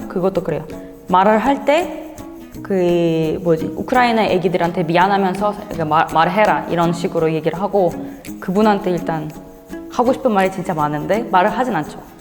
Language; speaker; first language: Korean; non-native, fluent; Russian